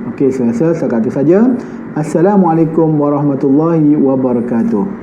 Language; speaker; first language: Malay; native; Malay